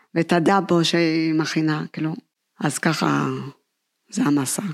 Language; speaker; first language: Hebrew; non-native, fluent; Amharic